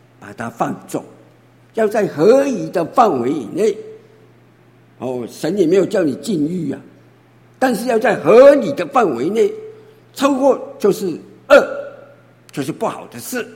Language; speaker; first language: Chinese; native; Chinese